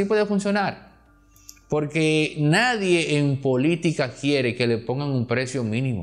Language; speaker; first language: Spanish; native; Spanish